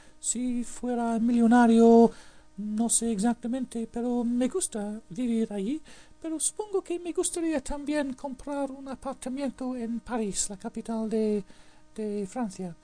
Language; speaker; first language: Spanish; non-native, fluent; English